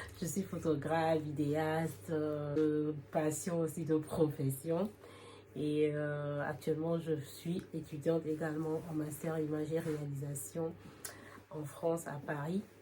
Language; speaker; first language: French; native; French